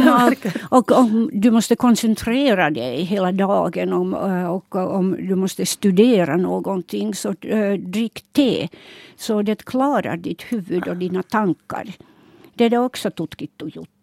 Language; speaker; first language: Swedish; non-native, local second language; Finnish